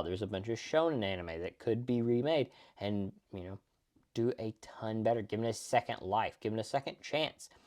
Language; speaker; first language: English; native; English